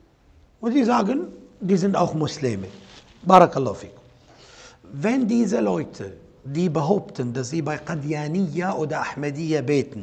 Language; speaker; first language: German; non-native, fluent; Arabic